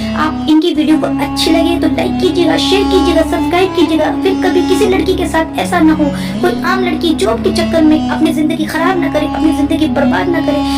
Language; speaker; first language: Hindi; native; Hindi